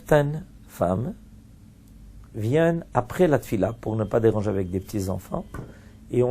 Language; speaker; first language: French; native; French